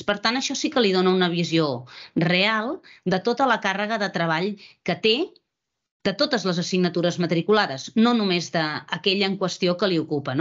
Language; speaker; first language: Catalan; native; Catalan